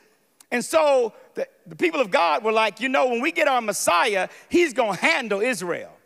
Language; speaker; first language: English; native; English